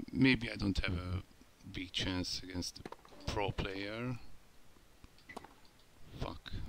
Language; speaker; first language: English; non-native, learner; Hungarian